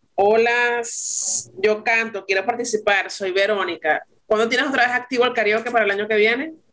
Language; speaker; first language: Spanish; native; Spanish